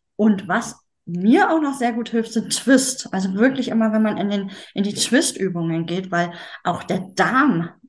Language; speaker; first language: German; native; German